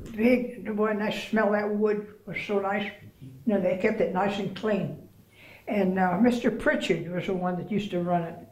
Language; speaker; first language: English; native; English